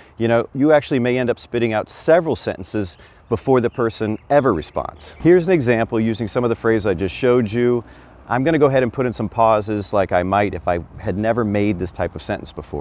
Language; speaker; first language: English; native; English